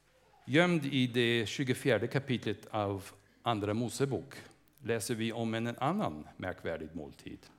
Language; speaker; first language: Swedish; non-native, fluent; English